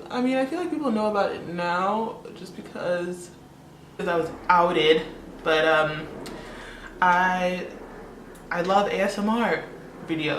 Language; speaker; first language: English; early bilingual, other home language; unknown